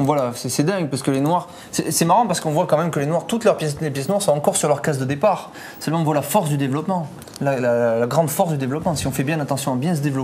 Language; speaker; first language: French; native; French